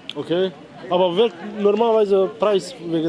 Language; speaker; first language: German; non-native, learner; Serbian